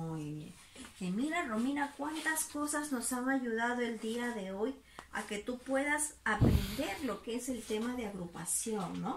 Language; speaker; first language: Spanish; native; Spanish